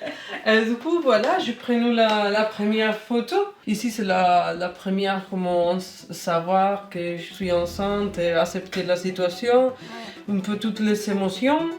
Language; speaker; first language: French; non-native, fluent; Spanish